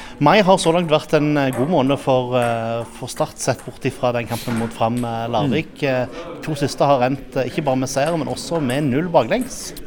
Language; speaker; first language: Norwegian; native; Norwegian